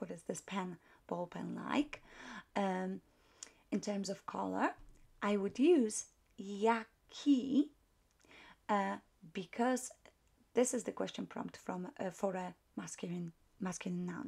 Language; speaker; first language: English; non-native, fluent; Polish